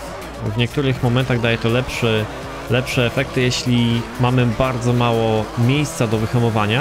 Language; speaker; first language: Polish; native; Polish